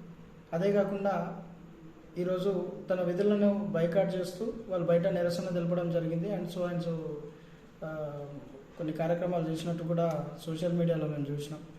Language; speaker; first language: Telugu; native; Telugu